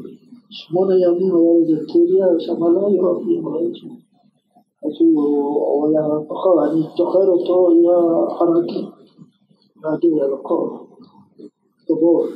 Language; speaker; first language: Hebrew; non-native, fluent; Arabic